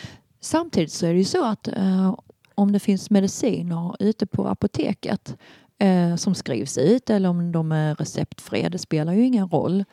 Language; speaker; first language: Swedish; native; Swedish